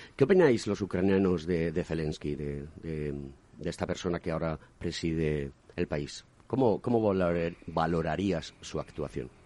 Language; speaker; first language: Spanish; native; Spanish